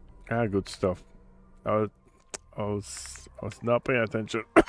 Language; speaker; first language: English; non-native, local second language; Spanish